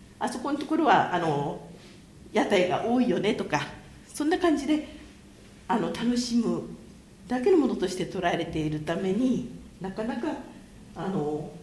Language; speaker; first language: Japanese; native; Japanese